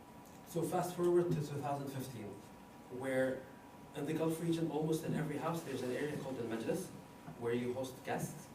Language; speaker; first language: English; non-native, fluent; Arabic